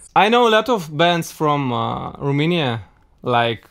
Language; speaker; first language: English; non-native, learner; Tatar